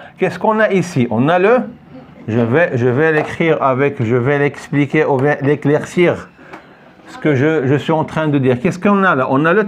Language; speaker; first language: French; non-native, local second language; Arabic